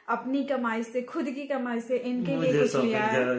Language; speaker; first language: Hindi; native; Hindi